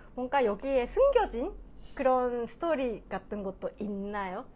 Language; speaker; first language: Korean; non-native, fluent; Japanese